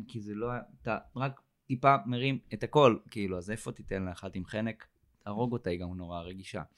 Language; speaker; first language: Hebrew; native; Hebrew